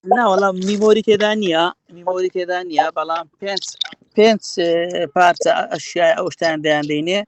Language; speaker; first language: Central Kurdish; native; Central Kurdish